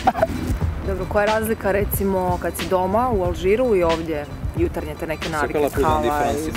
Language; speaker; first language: Croatian; native; Croatian